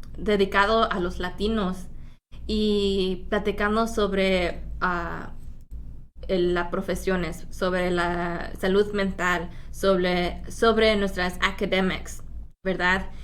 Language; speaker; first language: Spanish; early bilingual, heritage; Spanish